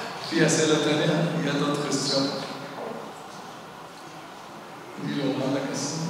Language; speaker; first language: French; non-native, local second language; Arabic